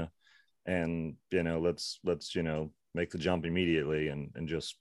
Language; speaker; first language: English; native; English